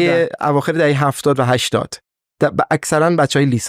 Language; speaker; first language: Persian; native; Persian